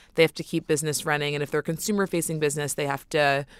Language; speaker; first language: English; native; English